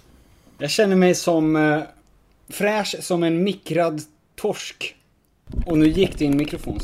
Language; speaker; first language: Swedish; native; Swedish